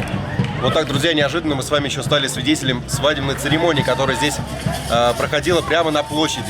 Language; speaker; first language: Russian; native; Russian